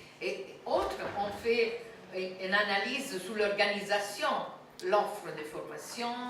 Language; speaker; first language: French; non-native, fluent; Italian